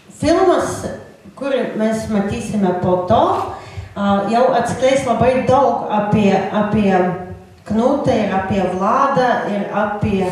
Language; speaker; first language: Lithuanian; non-native, fluent; Latvian